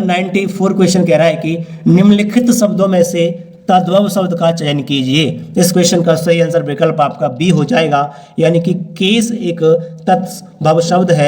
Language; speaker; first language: Hindi; native; Hindi